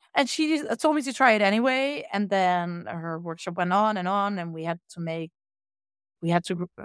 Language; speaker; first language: English; non-native, fluent; Dutch